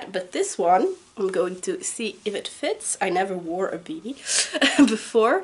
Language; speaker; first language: English; non-native, fluent; Dutch